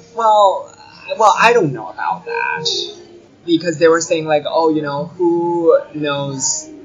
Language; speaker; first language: English; non-native, fluent; Chinese